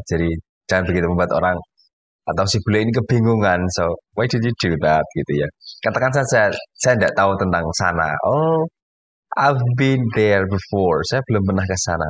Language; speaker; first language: Indonesian; native; Indonesian